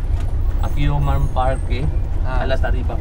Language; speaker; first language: Spanish; non-native, learner; Chavacano